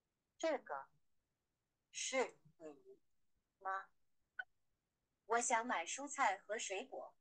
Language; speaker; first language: Chinese; non-native, learner; Vietnamese